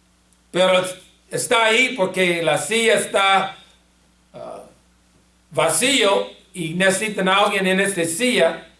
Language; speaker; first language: Spanish; non-native, fluent; English